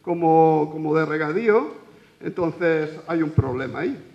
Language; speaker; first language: Spanish; non-native, local second language; Catalan